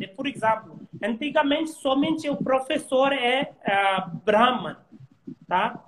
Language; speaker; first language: Portuguese; non-native, learner; Hindi